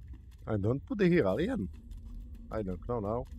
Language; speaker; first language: English; non-native, learner; Slovak